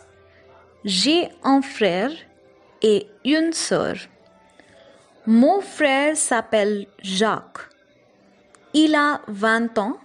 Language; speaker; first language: French; non-native, fluent; Hindi